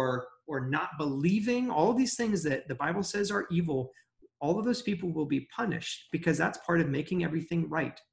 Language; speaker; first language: English; native; English